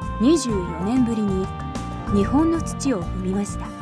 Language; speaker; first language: Japanese; native; Japanese